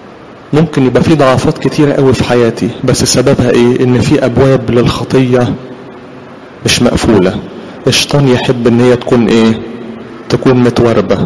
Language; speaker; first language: Arabic; native; Arabic